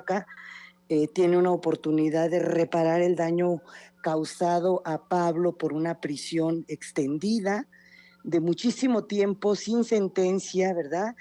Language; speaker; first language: Spanish; native; Spanish